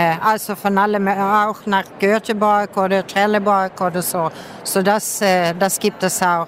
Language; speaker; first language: German; non-native, fluent; Swedish